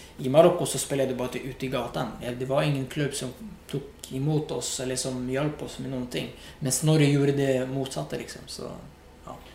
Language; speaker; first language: Swedish; non-native, fluent; Riffian